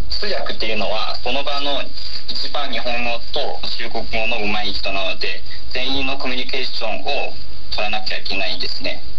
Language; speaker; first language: Japanese; non-native, fluent; Chinese